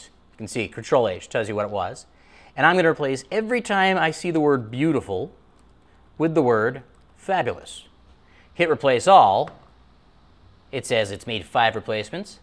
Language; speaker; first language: English; native; English